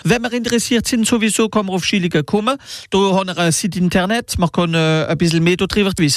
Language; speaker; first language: German; non-native, local second language; Swiss German